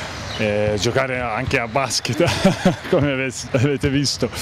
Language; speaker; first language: Italian; non-native, fluent; Lithuanian